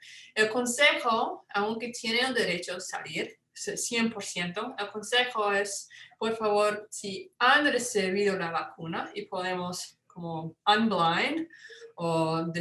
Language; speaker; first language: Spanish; non-native, fluent; English